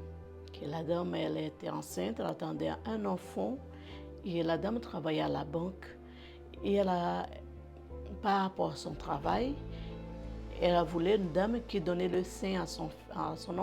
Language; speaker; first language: French; non-native, learner; Portuguese